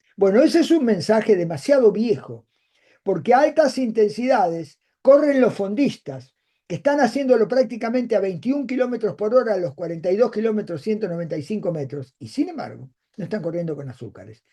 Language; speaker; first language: Spanish; native; Spanish